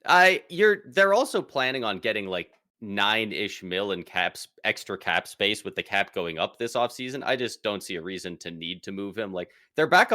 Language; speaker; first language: English; native; English